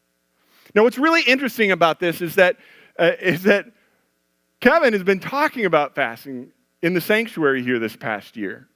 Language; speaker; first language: English; native; English